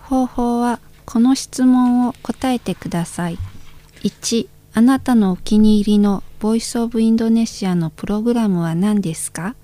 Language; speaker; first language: Japanese; non-native, learner; Indonesian